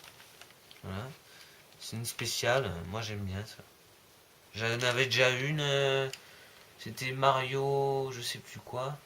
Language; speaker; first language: French; native; French